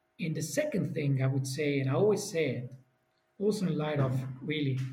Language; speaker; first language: English; non-native, fluent; Italian